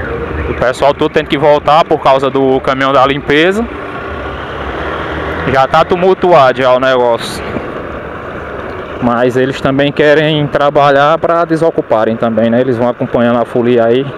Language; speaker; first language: Portuguese; native; Portuguese